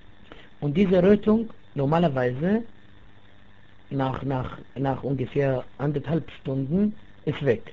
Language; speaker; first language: German; non-native, fluent; Arabic